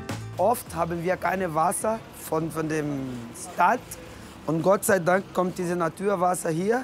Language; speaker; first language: German; non-native, learner; Portuguese